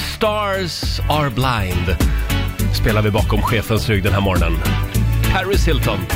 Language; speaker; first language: Swedish; native; Swedish